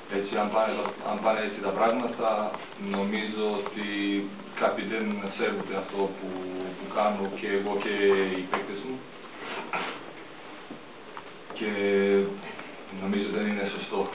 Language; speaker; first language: Greek; non-native, fluent; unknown